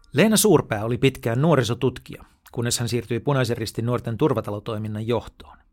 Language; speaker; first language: Finnish; native; Finnish